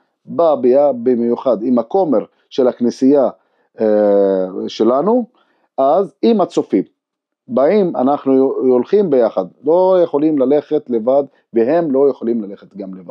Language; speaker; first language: Hebrew; non-native, local second language; Arabic